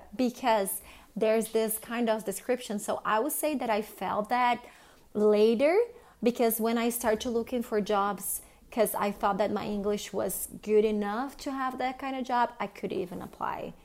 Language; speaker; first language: English; non-native, fluent; Portuguese